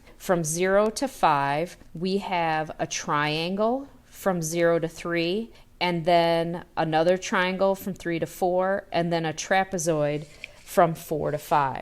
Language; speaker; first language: English; native; English